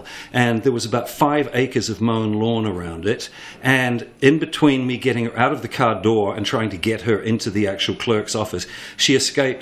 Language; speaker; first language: English; native; English